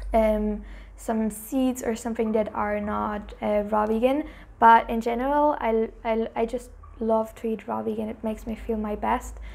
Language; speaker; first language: English; non-native, fluent; German